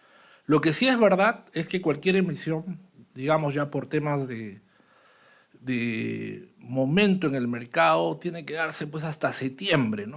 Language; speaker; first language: Spanish; native; Spanish